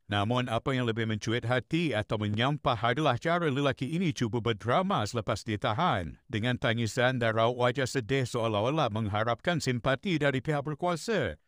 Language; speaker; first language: Malay; native; Malay